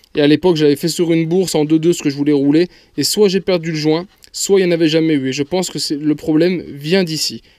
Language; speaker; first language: French; native; French